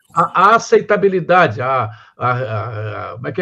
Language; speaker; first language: Portuguese; native; Portuguese